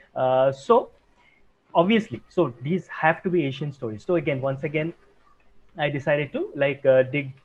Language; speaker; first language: English; non-native, local second language; Assamese